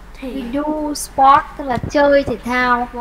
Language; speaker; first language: Vietnamese; native; Vietnamese